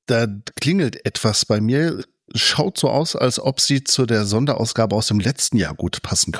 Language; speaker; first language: German; native; German